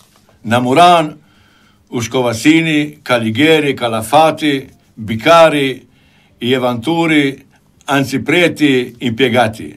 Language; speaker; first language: Croatian; native; Croatian